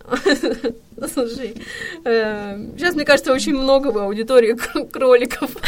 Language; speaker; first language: Russian; native; Russian